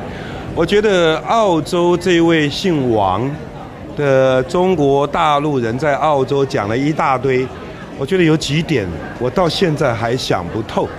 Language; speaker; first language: Chinese; native; Chinese